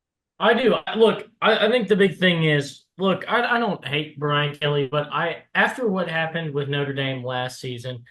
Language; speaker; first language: English; native; English